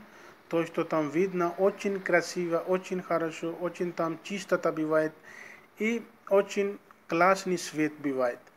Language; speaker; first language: Russian; non-native, learner; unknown